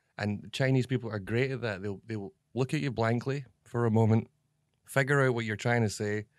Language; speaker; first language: English; native; English